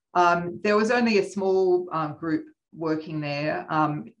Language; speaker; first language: English; native; English